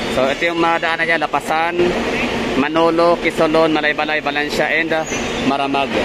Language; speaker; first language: Filipino; non-native, local second language; Cebuano